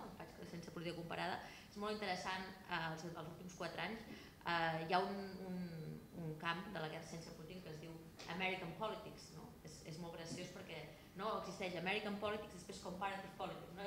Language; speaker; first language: Catalan; native; Catalan